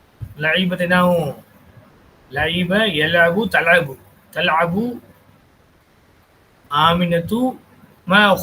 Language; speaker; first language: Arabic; non-native, fluent; Tamil